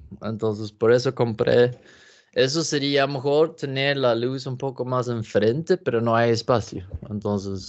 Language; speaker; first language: Spanish; non-native, learner; English